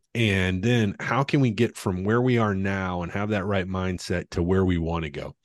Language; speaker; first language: English; native; English